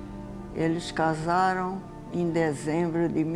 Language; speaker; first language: Portuguese; early bilingual, heritage; Portuguese